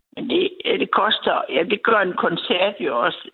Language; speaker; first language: Danish; native; Danish